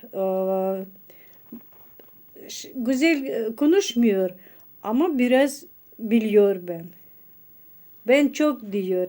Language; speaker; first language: Turkish; non-native, learner; Russian